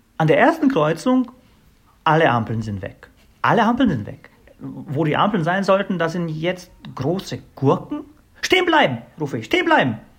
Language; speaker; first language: German; non-native, fluent; Bosnian